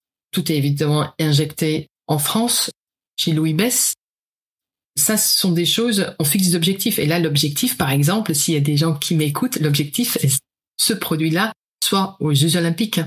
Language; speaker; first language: French; non-native, fluent; Dutch